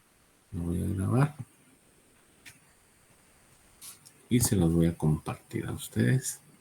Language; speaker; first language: Spanish; native; Spanish